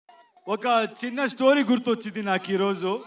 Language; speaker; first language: Telugu; non-native, learner; Kannada